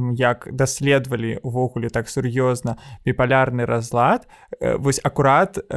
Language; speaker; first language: Belarusian; native; Belarusian